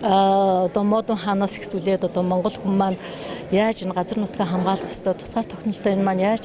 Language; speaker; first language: Mongolian; native; Mongolian